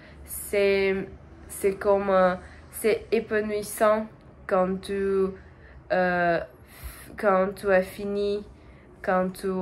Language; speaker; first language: French; non-native, learner; Portuguese